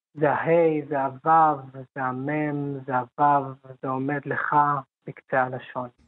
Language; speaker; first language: Hebrew; early bilingual, other home language; Hindi